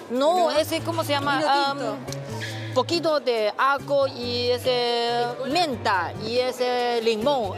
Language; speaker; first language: Spanish; non-native, learner; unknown